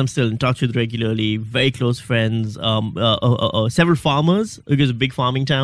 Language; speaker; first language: English; non-native, local second language; Urdu